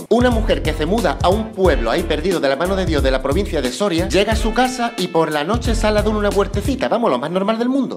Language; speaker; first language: Spanish; native; Spanish